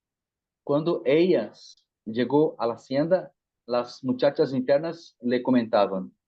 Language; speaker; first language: Spanish; non-native, fluent; Portuguese